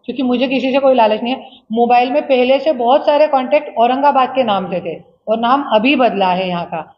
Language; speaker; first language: Hindi; non-native, local second language; Marathi